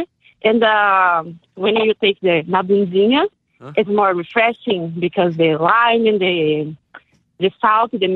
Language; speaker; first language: English; non-native, learner; Portuguese